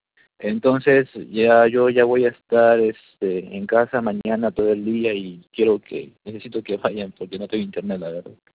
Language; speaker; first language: Spanish; native; Spanish